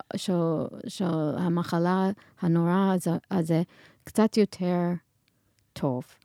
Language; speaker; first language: Hebrew; non-native, fluent; English